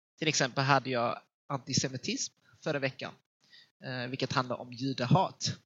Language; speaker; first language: Swedish; early bilingual, other home language; Vietnamese